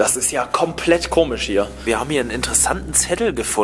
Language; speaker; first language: German; native; German